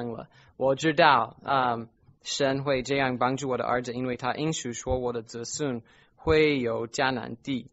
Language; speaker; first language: Chinese; non-native, fluent; English